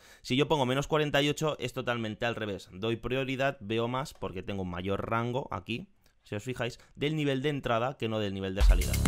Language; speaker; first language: Spanish; native; Spanish